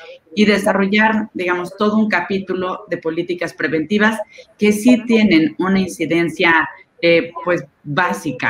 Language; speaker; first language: Spanish; native; Spanish